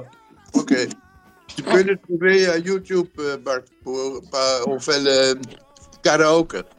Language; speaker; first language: French; non-native, learner; Dutch